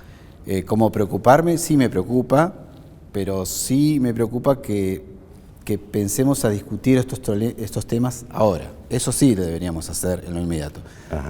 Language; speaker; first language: Spanish; native; Spanish